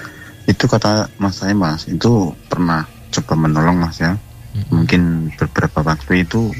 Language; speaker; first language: Indonesian; non-native, local second language; Javanese